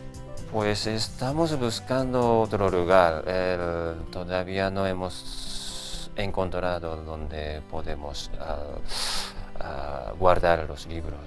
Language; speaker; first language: Spanish; non-native, fluent; Japanese